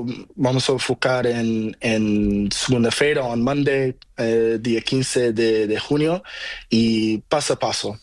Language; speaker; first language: Spanish; non-native, learner; Portuguese